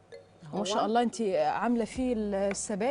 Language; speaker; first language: Arabic; native; Arabic